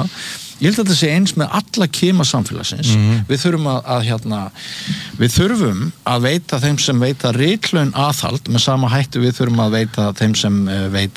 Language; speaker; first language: Icelandic; native; Icelandic